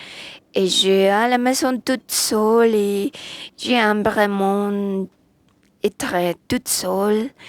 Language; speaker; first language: French; non-native, learner; Spanish